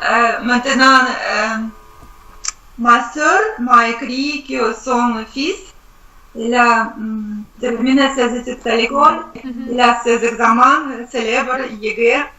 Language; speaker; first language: French; non-native, learner; Russian